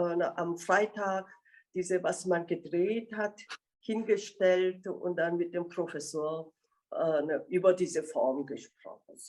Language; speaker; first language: German; non-native, fluent; Korean